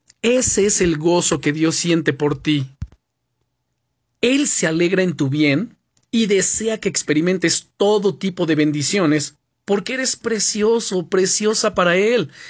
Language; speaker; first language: Spanish; native; Spanish